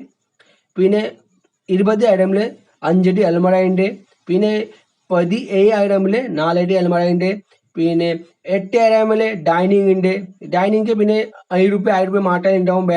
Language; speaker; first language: Malayalam; non-native, learner; Hindi